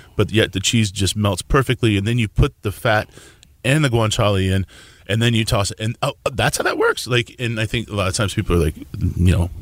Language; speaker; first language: English; native; English